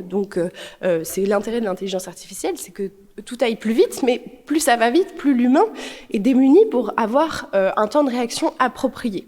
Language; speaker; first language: French; native; French